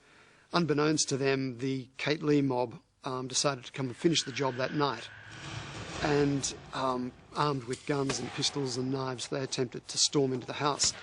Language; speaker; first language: English; native; English